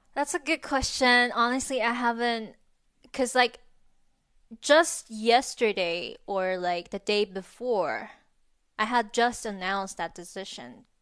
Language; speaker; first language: English; non-native, fluent; Chinese